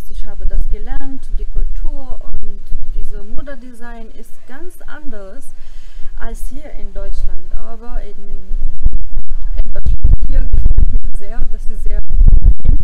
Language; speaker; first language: German; non-native, learner; Arabic